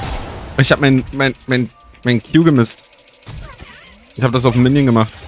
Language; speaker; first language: German; native; German